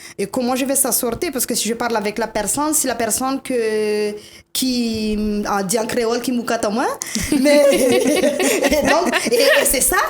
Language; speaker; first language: French; non-native, local second language; Malagasy